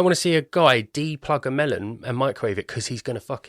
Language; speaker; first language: English; native; English